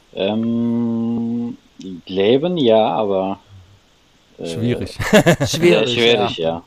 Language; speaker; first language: German; non-native, fluent; Turkish